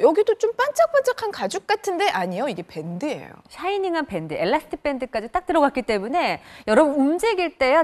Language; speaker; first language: Korean; native; Korean